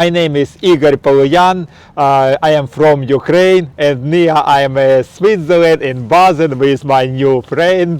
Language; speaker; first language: English; non-native, learner; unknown